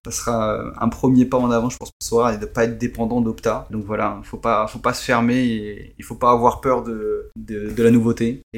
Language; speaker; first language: French; early bilingual, other home language; Portuguese